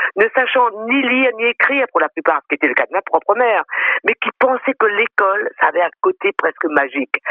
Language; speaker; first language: French; non-native, local second language; Réunion Creole French